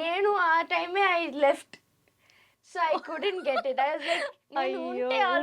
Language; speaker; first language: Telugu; non-native, learner; Tamil